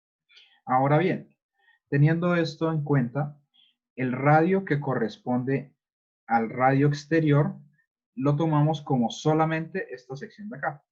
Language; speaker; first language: Spanish; native; Spanish